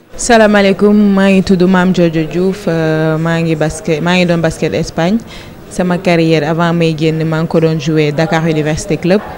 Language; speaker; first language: Wolof; non-native, local second language; Serer